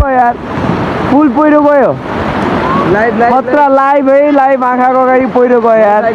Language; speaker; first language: Nepali; native; Nepali